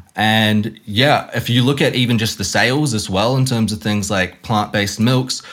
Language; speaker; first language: English; native; English